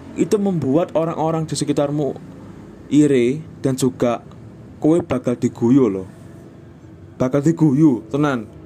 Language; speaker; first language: Indonesian; non-native, local second language; Javanese